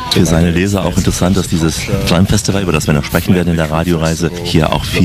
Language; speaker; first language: German; native; German